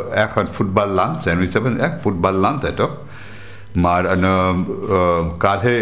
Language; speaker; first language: Dutch; non-native, local second language; Caribbean Hindustani